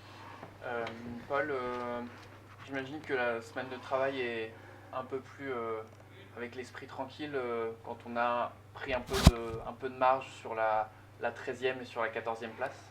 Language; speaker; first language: French; native; French